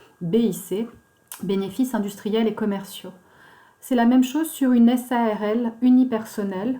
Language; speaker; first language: French; native; French